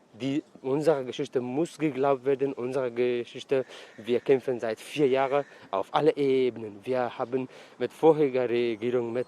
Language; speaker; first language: German; non-native, learner; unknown